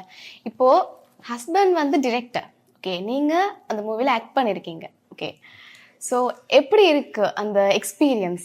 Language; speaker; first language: Tamil; native; Tamil